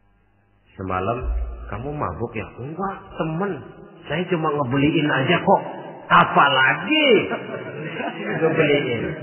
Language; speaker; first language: Indonesian; native; Indonesian